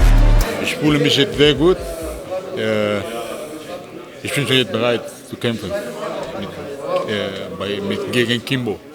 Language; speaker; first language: German; non-native, learner; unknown